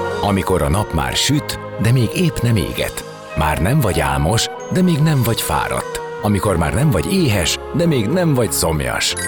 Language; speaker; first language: Hungarian; native; Hungarian